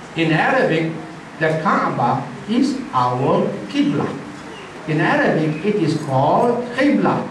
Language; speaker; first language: English; non-native, local second language; Malay